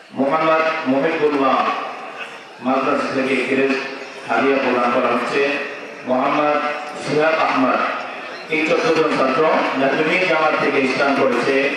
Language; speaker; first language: Bangla; native; Bangla